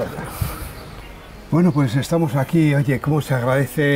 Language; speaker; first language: Spanish; native; Spanish